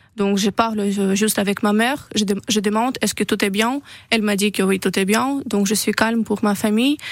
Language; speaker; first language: French; non-native, learner; Russian